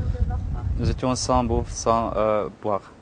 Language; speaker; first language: French; non-native, learner; Kurdish